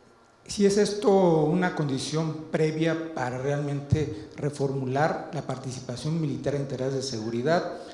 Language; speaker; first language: Spanish; native; Spanish